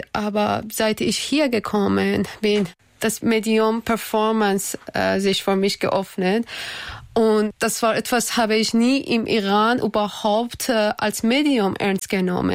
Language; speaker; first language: German; non-native, learner; Persian